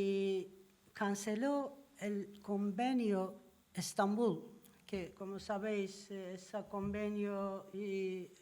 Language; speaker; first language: Spanish; non-native, learner; Turkish